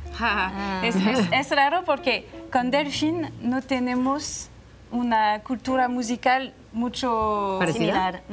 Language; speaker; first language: Spanish; non-native, learner; French